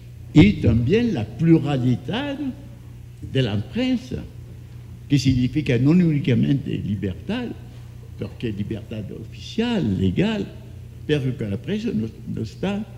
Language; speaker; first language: Spanish; non-native, fluent; French